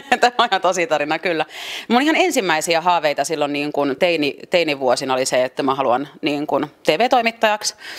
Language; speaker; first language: Finnish; early bilingual, other home language; French